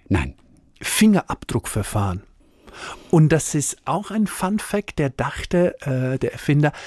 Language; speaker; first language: German; non-native, fluent; Croatian